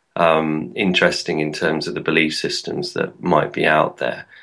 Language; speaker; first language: English; native; English